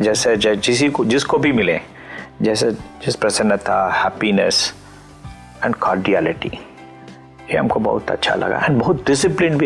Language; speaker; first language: Hindi; non-native, local second language; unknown